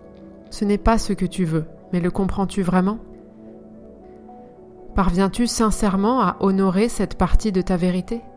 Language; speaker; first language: French; native; French